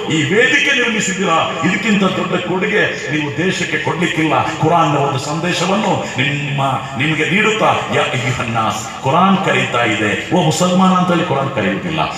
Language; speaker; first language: Kannada; non-native, local second language; Badaga